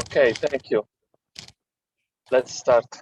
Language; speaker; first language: English; non-native, fluent; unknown